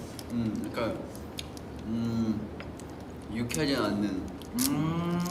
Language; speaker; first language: Korean; native; Korean